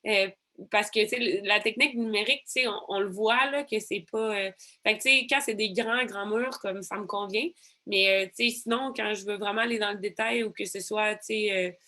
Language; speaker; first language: French; native; French